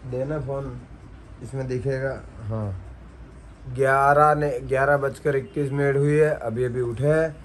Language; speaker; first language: Hindi; non-native, local second language; Gujarati